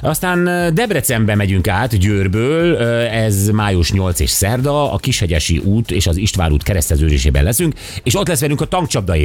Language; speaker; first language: Hungarian; native; Hungarian